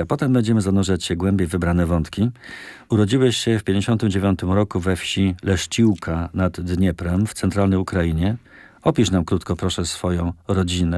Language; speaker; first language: Polish; native; Polish